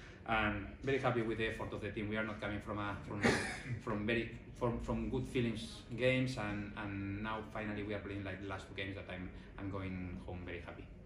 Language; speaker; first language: English; non-native, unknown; Spanish